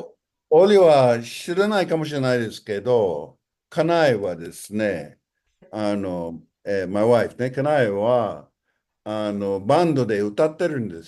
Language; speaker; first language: Japanese; non-native, fluent; English